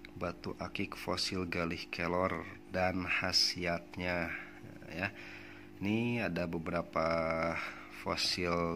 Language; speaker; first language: Indonesian; non-native, local second language; Sundanese